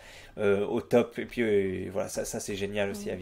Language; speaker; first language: French; native; French